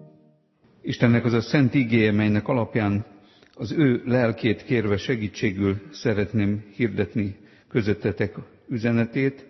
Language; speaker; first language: Hungarian; native; Hungarian